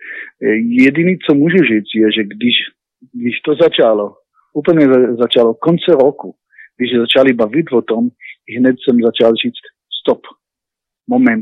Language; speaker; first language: Czech; non-native, learner; Hebrew